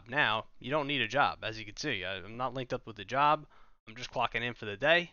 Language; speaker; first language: English; native; English